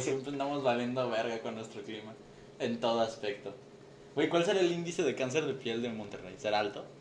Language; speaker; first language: Spanish; native; Spanish